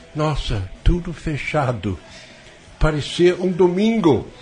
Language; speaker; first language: Portuguese; non-native, fluent; English